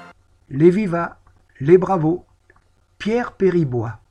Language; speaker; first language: French; native; French